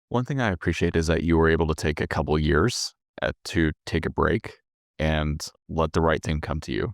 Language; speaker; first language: English; native; English